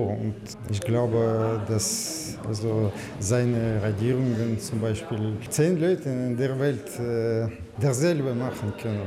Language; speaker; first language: German; non-native, learner; Russian